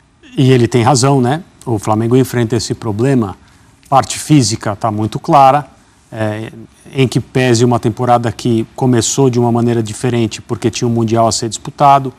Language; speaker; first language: Portuguese; native; Portuguese